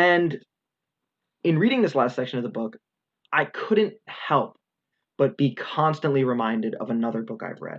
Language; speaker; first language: English; native; English